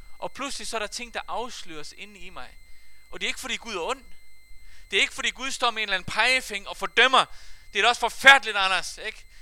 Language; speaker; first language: Danish; non-native, fluent; Faroese